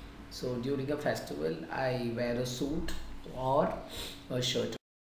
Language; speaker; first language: English; non-native, local second language; Tamil